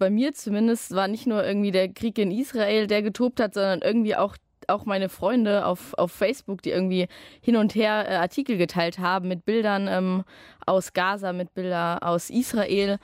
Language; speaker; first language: German; native; German